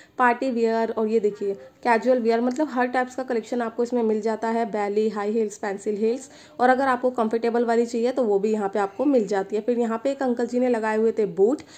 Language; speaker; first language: Hindi; native; Hindi